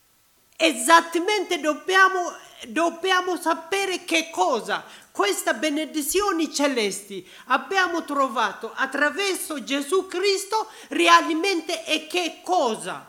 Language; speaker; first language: Italian; non-native, learner; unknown